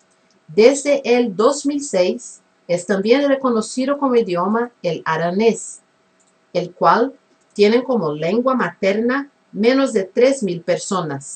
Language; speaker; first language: Spanish; non-native, fluent; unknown